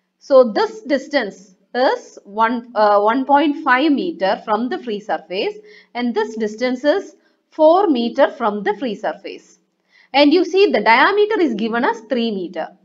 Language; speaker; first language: English; non-native, local second language; Malayalam